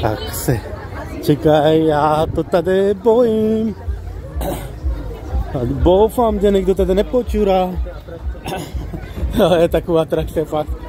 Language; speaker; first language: Czech; non-native, learner; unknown